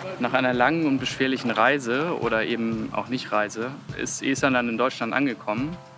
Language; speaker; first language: German; native; German